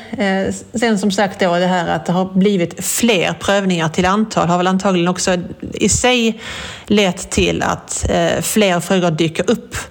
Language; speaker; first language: Swedish; native; Swedish